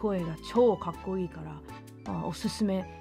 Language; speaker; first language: Japanese; non-native, fluent; English